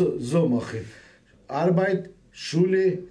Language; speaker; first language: German; non-native, learner; Romanian